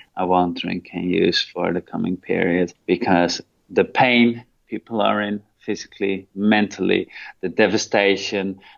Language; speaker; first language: English; non-native, fluent; Dutch